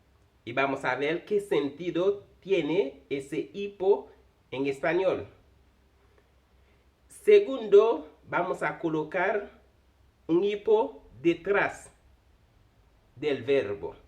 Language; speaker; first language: Spanish; non-native, fluent; Haitian Creole